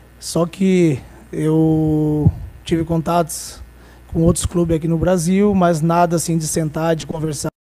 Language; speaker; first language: Portuguese; native; Portuguese